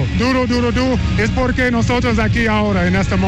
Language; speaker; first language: Spanish; non-native, learner; English